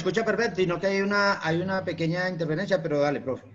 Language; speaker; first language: Spanish; native; Spanish